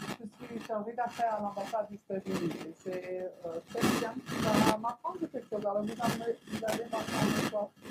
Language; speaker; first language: French; non-native, fluent; English